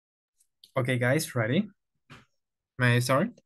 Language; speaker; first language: English; non-native, fluent; Spanish